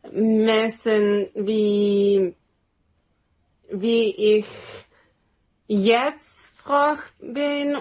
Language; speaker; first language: German; non-native, fluent; Serbian